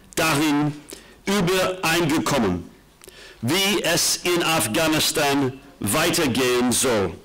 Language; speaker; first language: German; non-native, learner; English